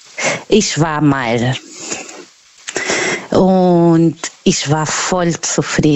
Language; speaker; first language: German; non-native, learner; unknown